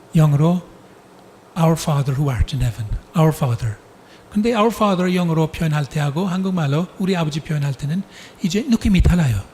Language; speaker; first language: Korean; non-native, fluent; English